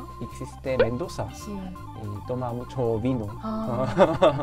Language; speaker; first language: Spanish; non-native, learner; Korean